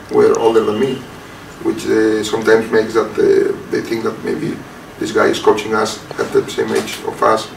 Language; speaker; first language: English; non-native, fluent; Spanish